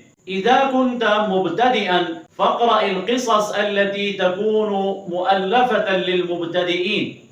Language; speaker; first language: Arabic; non-native, fluent; Urdu